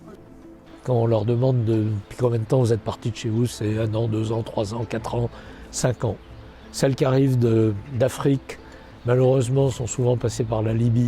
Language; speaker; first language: French; native; French